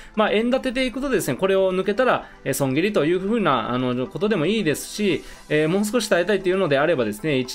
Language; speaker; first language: Japanese; native; Japanese